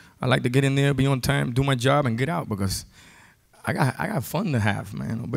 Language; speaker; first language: English; early bilingual, other home language; Spanish